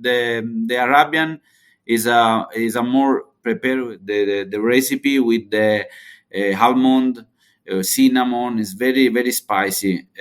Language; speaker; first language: English; non-native, learner; Italian